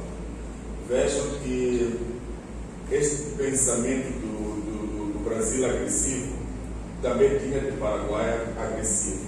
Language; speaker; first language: Portuguese; non-native, local second language; Tsonga